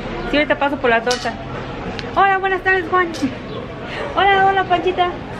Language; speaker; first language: Spanish; early bilingual, heritage; Spanish